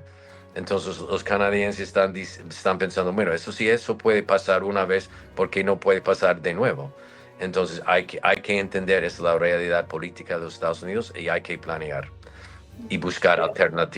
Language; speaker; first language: Spanish; non-native, fluent; English